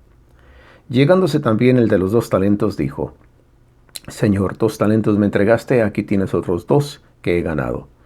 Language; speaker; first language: Spanish; native; Spanish